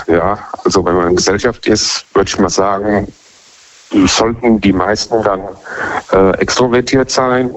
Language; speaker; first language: German; native; German